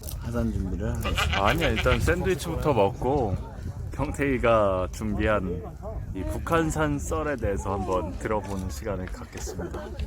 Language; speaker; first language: Korean; native; Korean